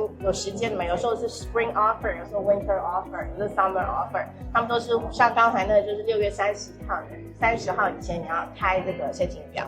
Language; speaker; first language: Chinese; native; Chinese